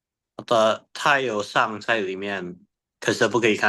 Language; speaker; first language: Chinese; non-native, learner; Indonesian